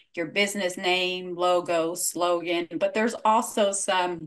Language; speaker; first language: English; native; English